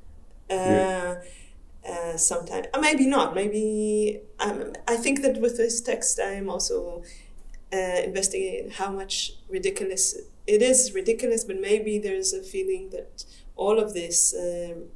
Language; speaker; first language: English; non-native, fluent; Hebrew